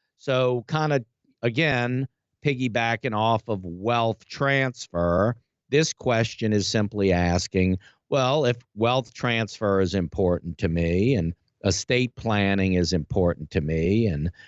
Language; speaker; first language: English; native; English